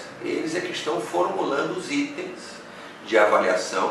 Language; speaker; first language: Portuguese; native; Portuguese